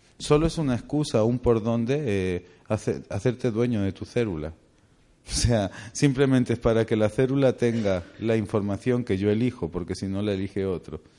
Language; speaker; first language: Spanish; native; Spanish